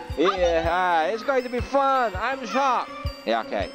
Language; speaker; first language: English; non-native, fluent; Indonesian